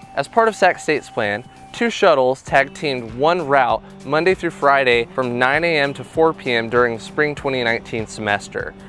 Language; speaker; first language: English; native; English